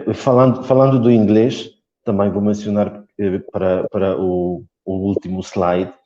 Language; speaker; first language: Portuguese; non-native, fluent; Polish